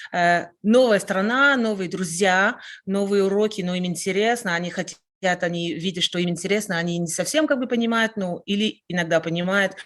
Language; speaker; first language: Russian; non-native, fluent; French